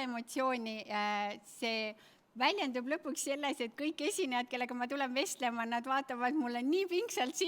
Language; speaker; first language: Estonian; native; Estonian